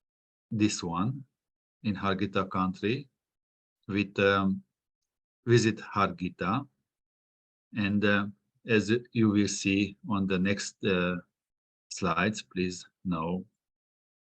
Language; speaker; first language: English; non-native, fluent; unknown